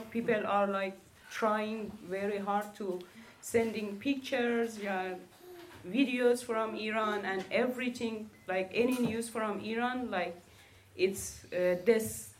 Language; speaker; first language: English; non-native, learner; Persian